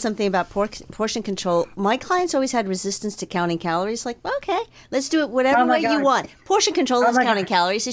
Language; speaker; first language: English; native; English